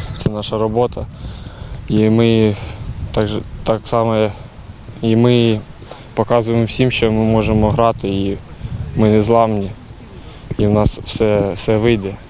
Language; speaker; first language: Ukrainian; native; Ukrainian